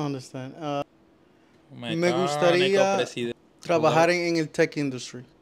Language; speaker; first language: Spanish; early bilingual, heritage; Spanish